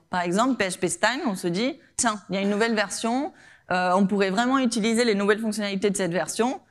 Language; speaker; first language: French; non-native, fluent; Spanish